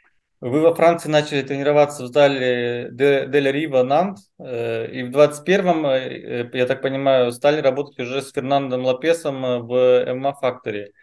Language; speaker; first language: Russian; native; Russian